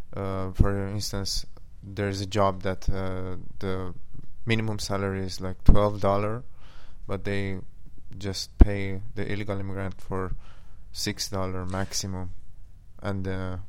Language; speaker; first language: English; non-native, fluent; French